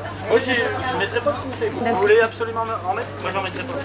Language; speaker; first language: French; native; French